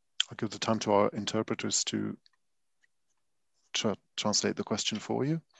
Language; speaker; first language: English; non-native, fluent; Dutch